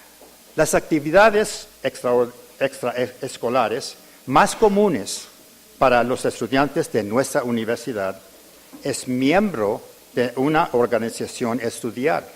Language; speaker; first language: Spanish; early bilingual, heritage; English